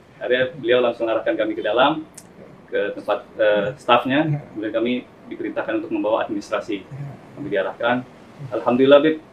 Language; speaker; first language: Indonesian; early bilingual, other home language; Arabic